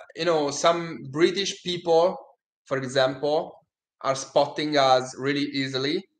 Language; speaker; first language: English; non-native, fluent; Italian